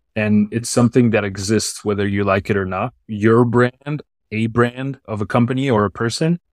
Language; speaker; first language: English; non-native, fluent; German